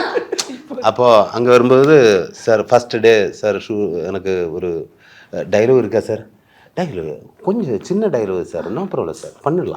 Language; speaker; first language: Tamil; non-native, learner; Malayalam